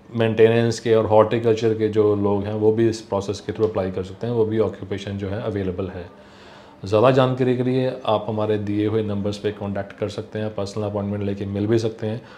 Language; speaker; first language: Hindi; non-native, local second language; Punjabi